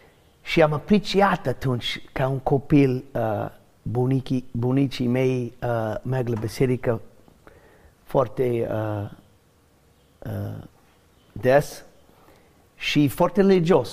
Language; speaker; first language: Romanian; non-native, learner; English